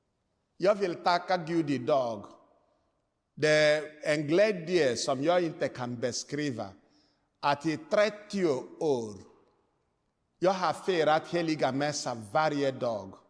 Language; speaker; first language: Swedish; non-native, fluent; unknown